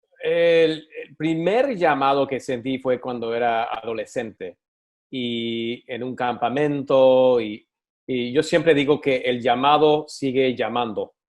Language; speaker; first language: Spanish; early bilingual, other home language; English